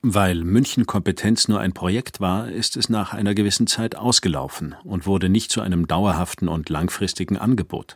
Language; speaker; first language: German; native; German